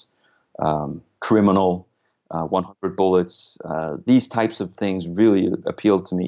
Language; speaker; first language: English; non-native, fluent; Danish